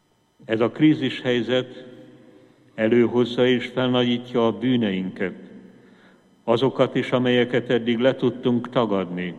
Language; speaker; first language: Hungarian; native; Hungarian